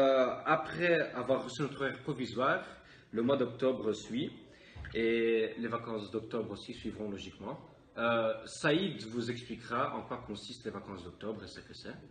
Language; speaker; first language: French; native; French